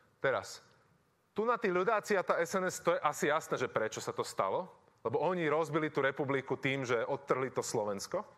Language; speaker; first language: Slovak; native; Slovak